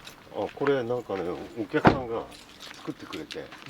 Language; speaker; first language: Japanese; native; Japanese